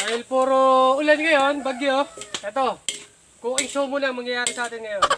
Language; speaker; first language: Filipino; native; Filipino